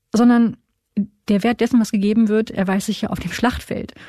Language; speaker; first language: German; native; German